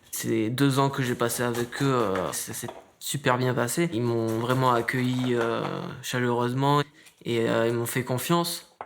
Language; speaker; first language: French; native; French